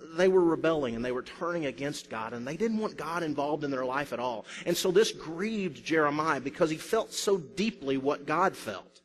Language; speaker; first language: English; native; English